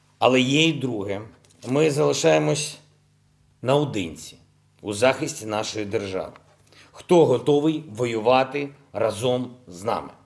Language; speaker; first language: Ukrainian; non-native, local second language; Russian